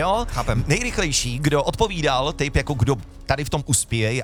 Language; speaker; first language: Czech; native; Czech